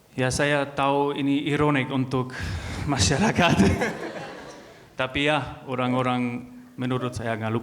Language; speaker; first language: Indonesian; non-native, learner; German